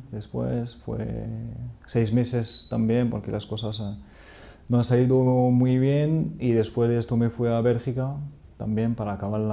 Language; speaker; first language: Spanish; non-native, fluent; French